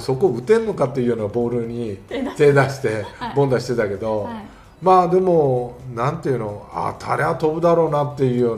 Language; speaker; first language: Japanese; native; Japanese